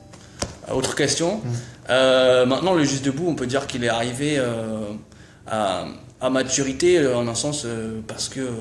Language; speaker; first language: French; native; French